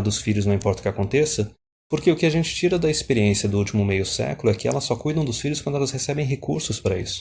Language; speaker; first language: Portuguese; native; Portuguese